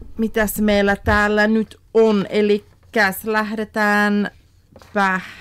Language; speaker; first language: Finnish; native; Finnish